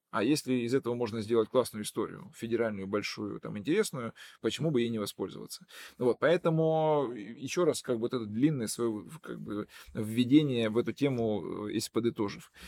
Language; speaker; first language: Russian; non-native, local second language; Udmurt